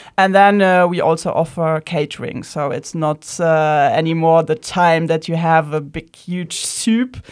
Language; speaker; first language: English; non-native, fluent; Luxembourgish